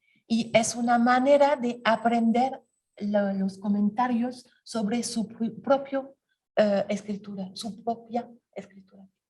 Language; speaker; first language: Spanish; non-native, learner; French